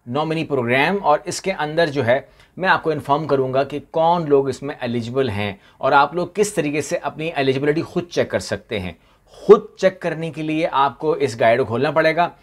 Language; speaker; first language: Urdu; native; Urdu